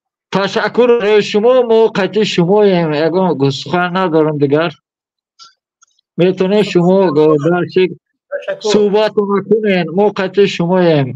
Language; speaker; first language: Persian; non-native, learner; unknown